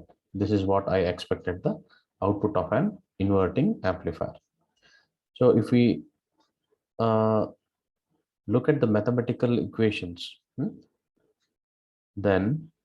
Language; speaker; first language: English; non-native, local second language; Kannada